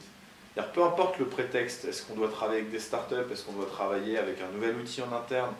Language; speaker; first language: French; native; French